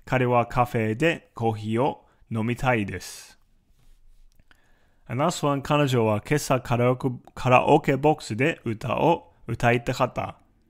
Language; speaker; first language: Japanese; non-native, fluent; English